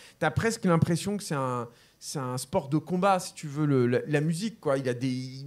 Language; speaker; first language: French; native; French